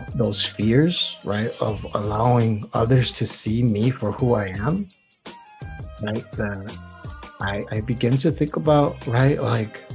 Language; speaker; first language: English; early bilingual, other home language; Spanish